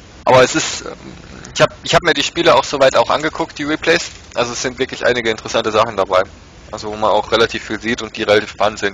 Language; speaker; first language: German; native; German